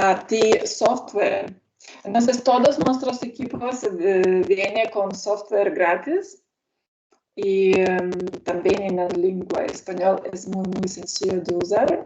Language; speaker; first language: Spanish; non-native, learner; Lithuanian